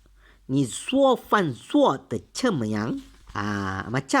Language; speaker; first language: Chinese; non-native, learner; Malay